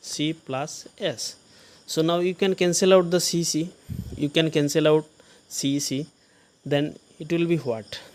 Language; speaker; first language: English; non-native, local second language; Assamese